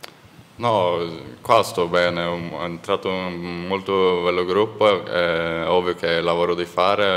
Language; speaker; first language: Italian; non-native, learner; Norwegian